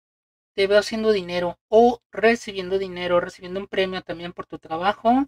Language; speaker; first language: Spanish; native; Spanish